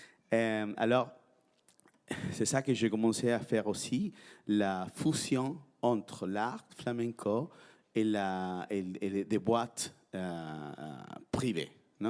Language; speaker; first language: French; non-native, fluent; Spanish